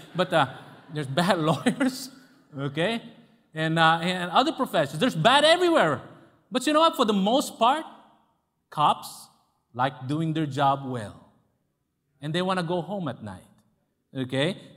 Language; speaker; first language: English; non-native, local second language; Filipino